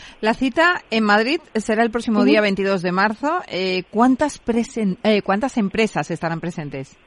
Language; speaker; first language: Spanish; native; Spanish